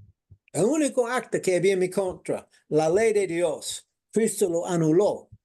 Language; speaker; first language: Spanish; non-native, fluent; English